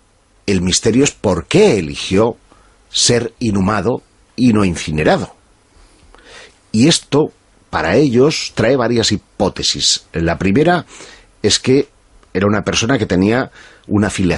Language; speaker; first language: Spanish; native; Spanish